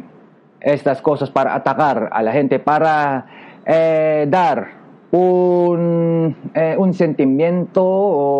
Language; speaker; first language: Spanish; non-native, learner; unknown